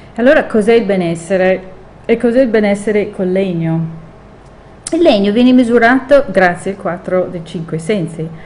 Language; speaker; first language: Italian; non-native, fluent; English